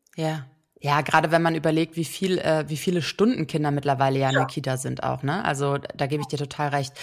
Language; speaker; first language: German; native; German